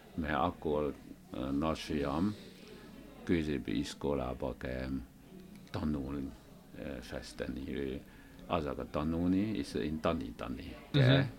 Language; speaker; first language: Hungarian; non-native, learner; Chinese